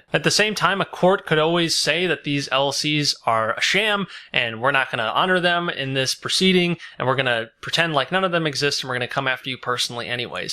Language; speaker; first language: English; native; English